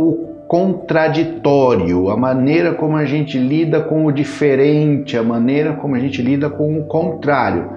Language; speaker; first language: Portuguese; native; Portuguese